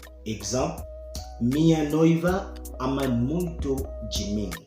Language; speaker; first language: Portuguese; non-native, fluent; Haitian Creole